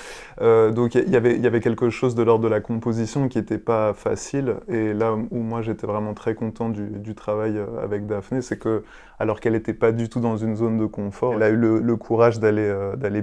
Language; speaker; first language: French; native; French